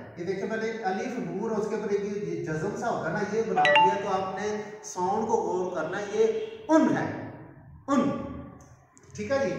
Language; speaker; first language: Urdu; non-native, local second language; Punjabi